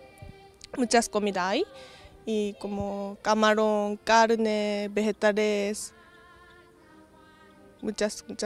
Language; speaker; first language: Spanish; non-native, learner; Japanese